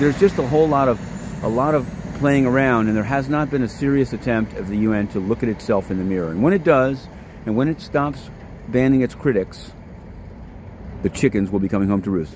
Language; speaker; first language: English; native; English